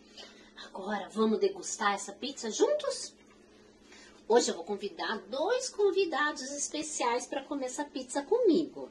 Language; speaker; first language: Portuguese; native; Portuguese